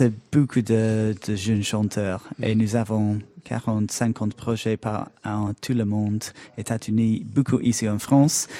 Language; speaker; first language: French; non-native, learner; English